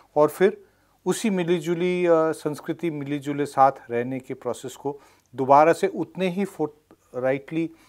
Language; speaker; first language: Hindi; non-native, local second language; Bangla